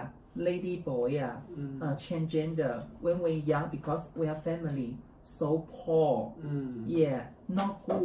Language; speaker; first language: English; non-native, learner; Chinese